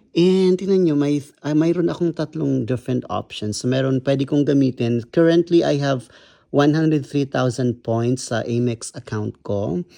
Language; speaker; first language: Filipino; non-native, local second language; Kinaray-a